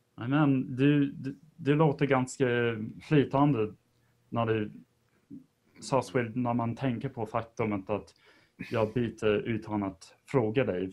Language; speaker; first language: Swedish; non-native, fluent; English